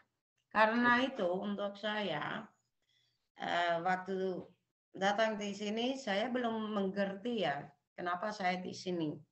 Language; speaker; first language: Indonesian; non-native, local second language; Javanese